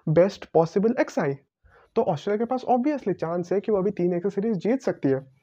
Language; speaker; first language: Hindi; non-native, local second language; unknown